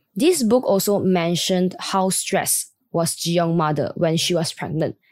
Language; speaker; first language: English; non-native, local second language; Chinese